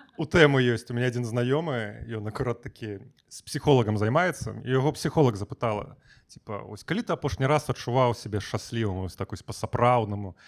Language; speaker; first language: Belarusian; non-native, local second language; Russian